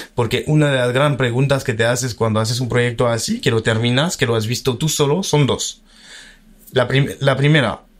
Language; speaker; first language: Spanish; early bilingual, heritage; French